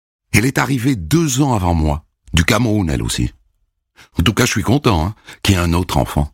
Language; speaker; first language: French; native; French